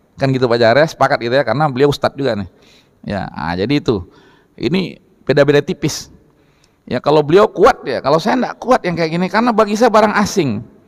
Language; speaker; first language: Indonesian; non-native, local second language; Minangkabau